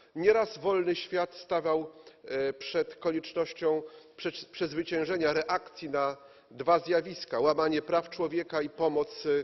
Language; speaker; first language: Polish; native; Polish